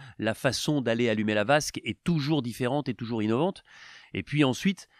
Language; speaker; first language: French; native; French